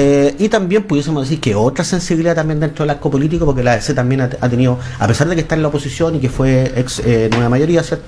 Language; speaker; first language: Spanish; native; Spanish